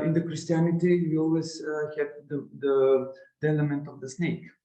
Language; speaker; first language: English; non-native, learner; Macedonian